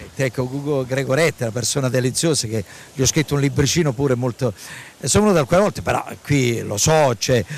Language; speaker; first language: Italian; native; Italian